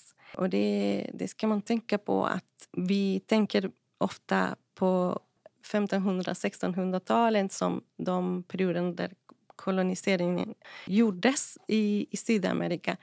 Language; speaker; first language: Swedish; non-native, fluent; Spanish